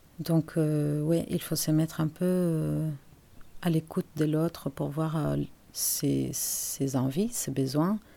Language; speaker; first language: French; non-native, fluent; Spanish